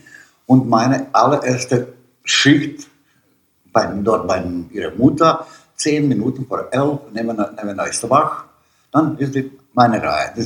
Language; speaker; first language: German; non-native, learner; Bosnian